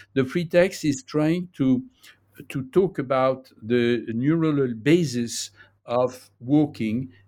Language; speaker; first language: English; non-native, fluent; French